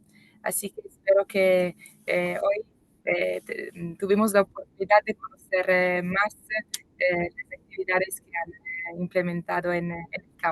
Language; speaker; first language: Spanish; non-native, fluent; Italian